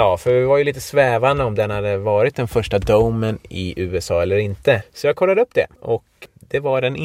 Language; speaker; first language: Swedish; native; Swedish